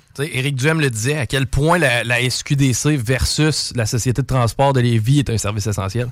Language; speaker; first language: French; native; French